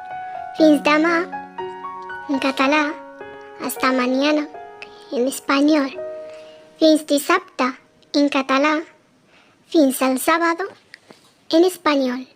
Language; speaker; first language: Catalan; non-native, learner; Arabic